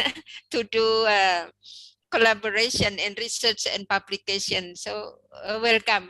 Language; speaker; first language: English; non-native, learner; Indonesian